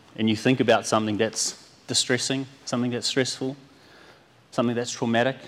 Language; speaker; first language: English; native; English